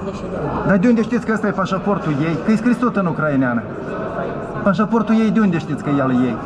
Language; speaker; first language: Romanian; native; Romanian